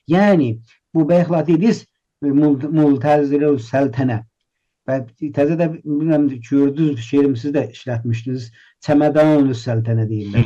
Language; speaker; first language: Azerbaijani; native; Azerbaijani